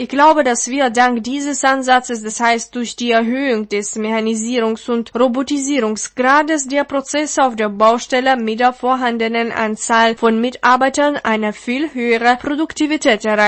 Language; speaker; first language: German; non-native, fluent; Russian